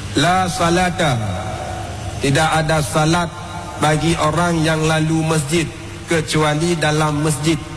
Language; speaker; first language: Indonesian; non-native, local second language; Achinese